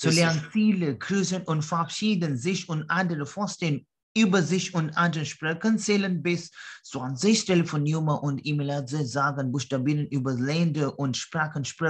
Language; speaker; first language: German; non-native, learner; Hindi